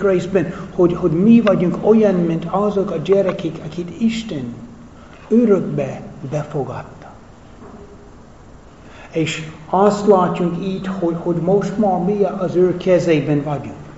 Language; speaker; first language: Hungarian; non-native, fluent; English